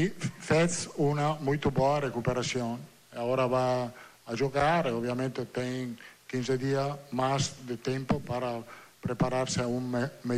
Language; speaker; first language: Portuguese; non-native, learner; Italian